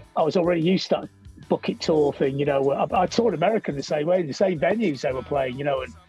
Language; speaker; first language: English; native; English